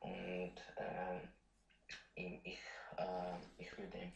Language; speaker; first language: German; non-native, learner; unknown